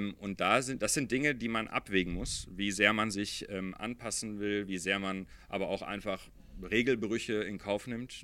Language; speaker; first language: German; early bilingual, other home language; Arabic